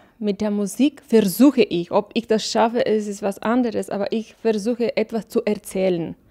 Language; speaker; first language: German; non-native, fluent; Bulgarian